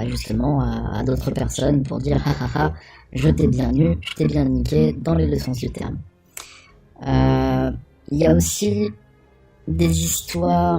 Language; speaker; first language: French; native; French